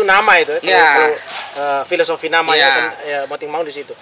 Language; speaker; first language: Indonesian; native; Indonesian